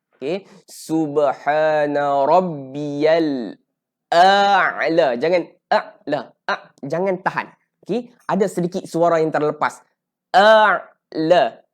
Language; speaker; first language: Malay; native; Malay